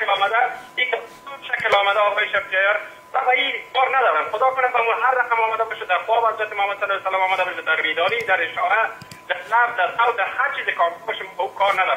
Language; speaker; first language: Persian; native; Persian